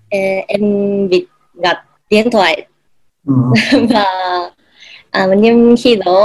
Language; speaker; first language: Vietnamese; non-native, learner; Japanese